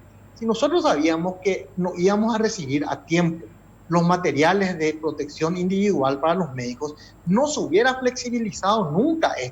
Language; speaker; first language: Spanish; native; Spanish